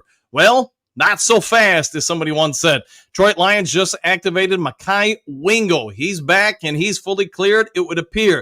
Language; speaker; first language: English; native; English